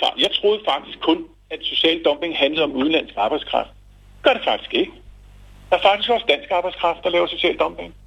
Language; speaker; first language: Danish; native; Danish